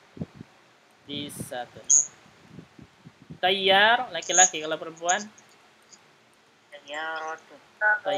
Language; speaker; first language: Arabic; non-native, fluent; Indonesian